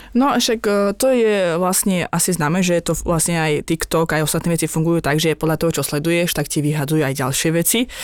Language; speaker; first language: Slovak; non-native, fluent; Azerbaijani